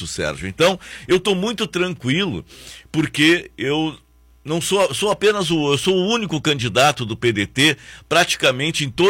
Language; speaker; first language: Portuguese; native; Portuguese